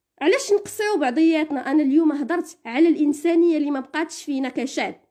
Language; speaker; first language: Arabic; native; Arabic